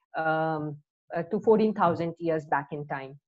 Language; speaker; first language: English; non-native, local second language; Hindi